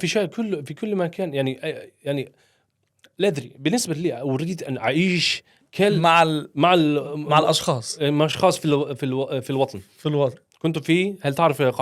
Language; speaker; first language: Arabic; non-native, learner; Swedish